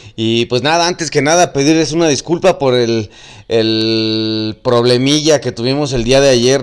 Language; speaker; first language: Spanish; native; Spanish